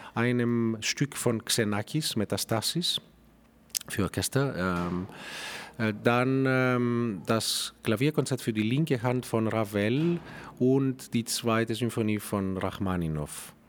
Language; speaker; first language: German; non-native, fluent; Greek